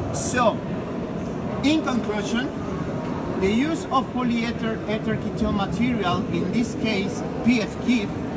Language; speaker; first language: English; non-native, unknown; Spanish